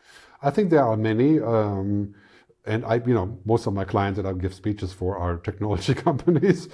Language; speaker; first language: English; non-native, fluent; German